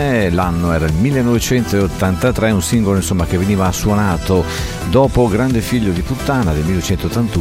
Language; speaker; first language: Italian; native; Italian